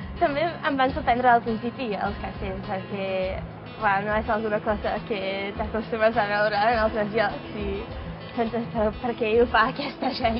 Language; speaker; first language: Catalan; non-native, fluent; English